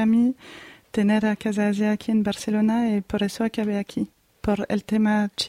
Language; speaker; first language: Spanish; non-native, fluent; French